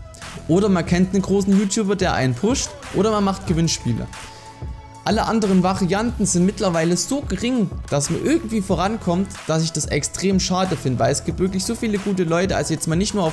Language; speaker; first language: German; native; German